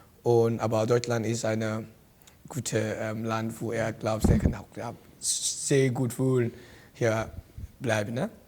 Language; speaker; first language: German; non-native, fluent; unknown